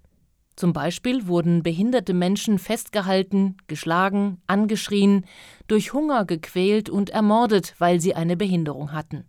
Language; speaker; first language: German; native; German